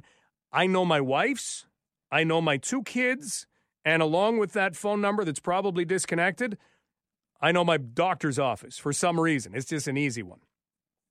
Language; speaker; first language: English; native; English